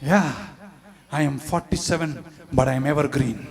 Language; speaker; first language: English; non-native, local second language; Tamil